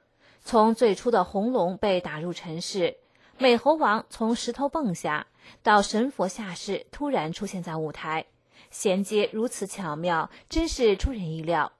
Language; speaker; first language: Chinese; native; Chinese